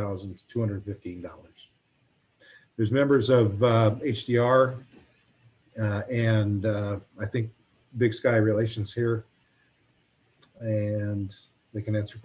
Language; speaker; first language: English; native; English